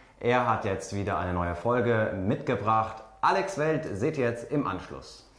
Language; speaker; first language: German; native; German